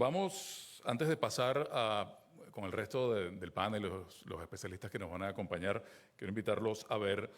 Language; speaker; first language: Spanish; native; Spanish